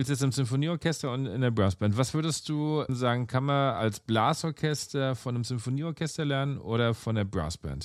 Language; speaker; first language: German; native; German